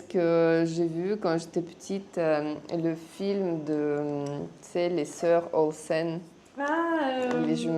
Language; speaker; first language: French; non-native, fluent; Russian